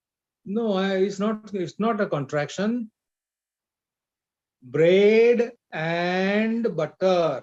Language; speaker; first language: English; non-native, local second language; Marathi